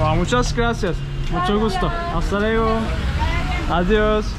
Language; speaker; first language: Spanish; non-native, learner; Turkish